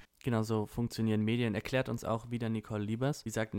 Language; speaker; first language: German; native; German